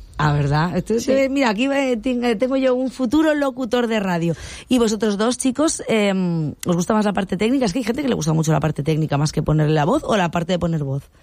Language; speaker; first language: Spanish; native; Spanish